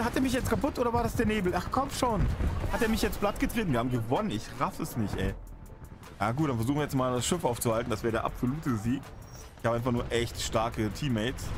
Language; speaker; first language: German; native; German